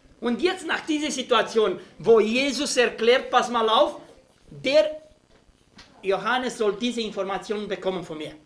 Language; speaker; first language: German; non-native, fluent; Romanian